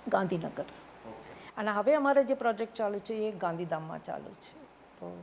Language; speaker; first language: Gujarati; non-native, local second language; Tamil